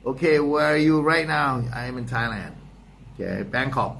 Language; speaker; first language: English; non-native, fluent; Thai